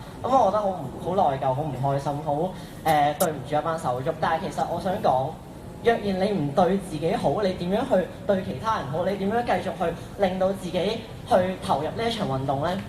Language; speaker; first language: Cantonese; native; Cantonese